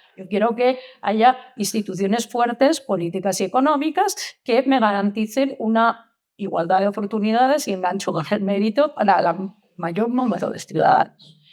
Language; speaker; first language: Spanish; non-native, fluent; Italian